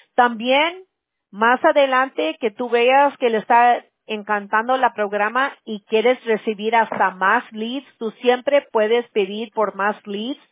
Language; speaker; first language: Spanish; early bilingual, heritage; Spanish